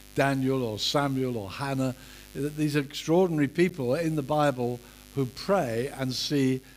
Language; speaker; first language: English; native; English